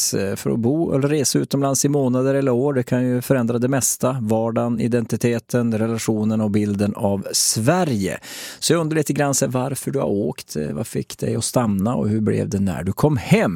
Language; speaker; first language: Swedish; native; Swedish